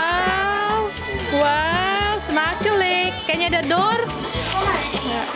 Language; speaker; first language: Dutch; non-native, fluent; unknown